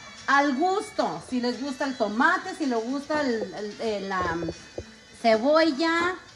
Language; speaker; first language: Spanish; early bilingual, heritage; Spanish